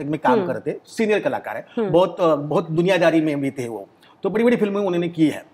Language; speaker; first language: Hindi; non-native, local second language; Marathi